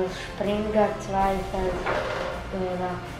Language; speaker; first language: German; non-native, learner; Croatian